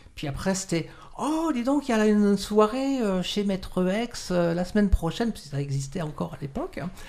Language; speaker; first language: French; native; French